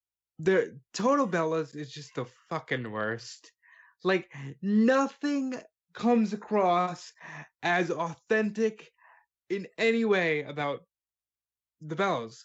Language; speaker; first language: English; native; English